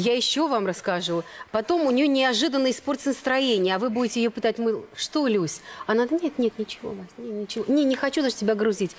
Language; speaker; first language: Russian; native; Russian